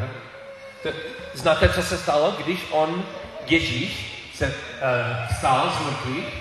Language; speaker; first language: Czech; non-native, learner; English